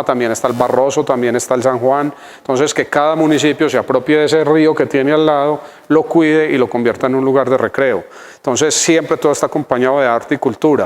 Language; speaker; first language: Spanish; native; Spanish